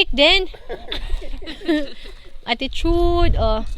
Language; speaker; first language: Danish; non-native, learner; Cebuano